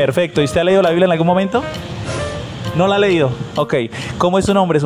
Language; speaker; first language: Spanish; native; Spanish